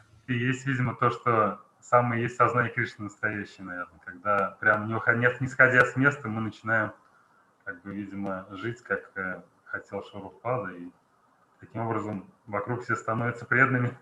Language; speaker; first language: Russian; native; Russian